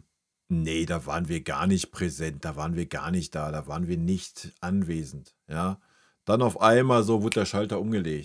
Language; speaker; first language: German; native; German